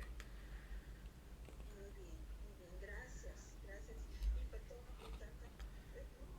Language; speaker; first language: Spanish; early bilingual, heritage; Spanish